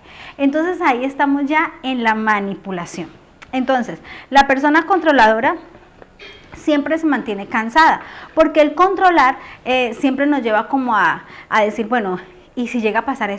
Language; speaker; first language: Spanish; native; Spanish